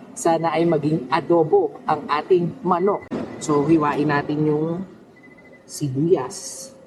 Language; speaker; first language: Filipino; non-native, local second language; Pangasinan